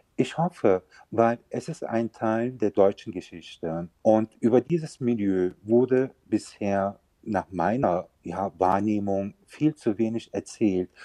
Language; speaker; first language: German; early bilingual, other home language; Turkish